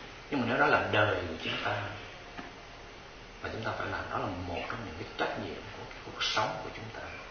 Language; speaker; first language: Vietnamese; native; Vietnamese